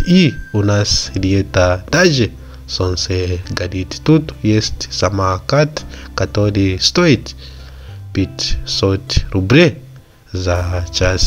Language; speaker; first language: Russian; non-native, learner; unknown